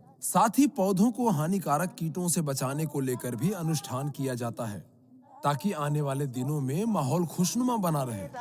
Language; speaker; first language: Hindi; native; Hindi